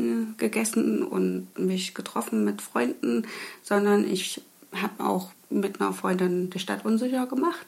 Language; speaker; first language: German; native; German